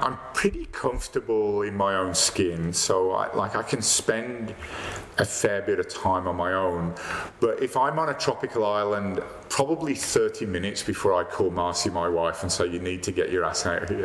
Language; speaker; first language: English; native; English